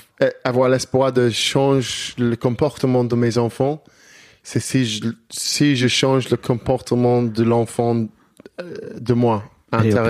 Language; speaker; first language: French; non-native, fluent; English